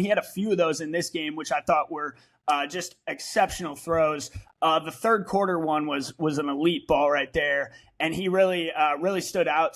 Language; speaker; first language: English; native; English